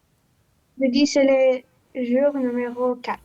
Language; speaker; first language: French; non-native, learner; Romanian